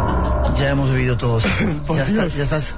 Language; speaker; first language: Spanish; native; Spanish